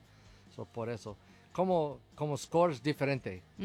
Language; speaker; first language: Spanish; non-native, learner; English